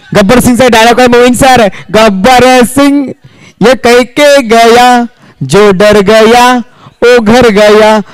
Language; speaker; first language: Hindi; non-native, local second language; Marathi